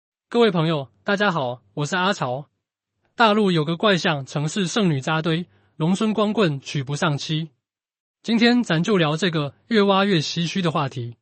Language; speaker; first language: Chinese; native; Chinese